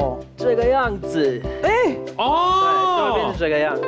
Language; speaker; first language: Chinese; non-native, fluent; Polish